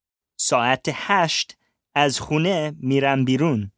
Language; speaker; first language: Persian; non-native, learner; English